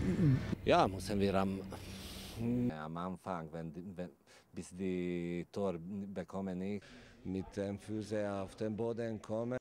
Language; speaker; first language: German; non-native, fluent; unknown